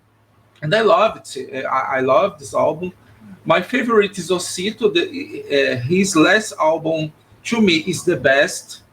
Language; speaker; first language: English; non-native, learner; Portuguese